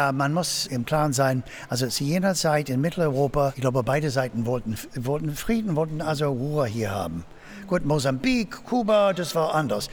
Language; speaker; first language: German; non-native, fluent; English